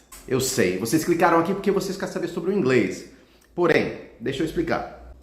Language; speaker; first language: Portuguese; early bilingual, heritage; Portuguese